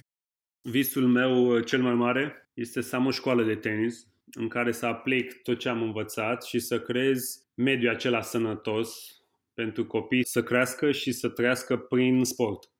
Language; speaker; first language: Romanian; native; Romanian